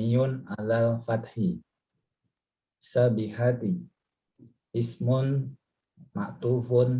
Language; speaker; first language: Arabic; non-native, learner; Indonesian